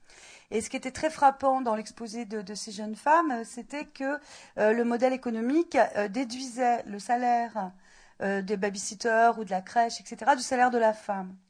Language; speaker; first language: French; native; French